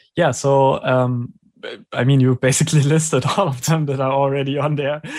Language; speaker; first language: English; non-native, fluent; German